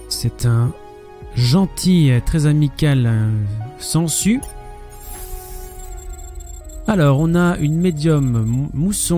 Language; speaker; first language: French; native; French